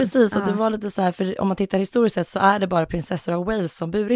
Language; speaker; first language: Swedish; native; Swedish